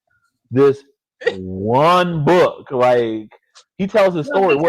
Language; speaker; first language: English; native; English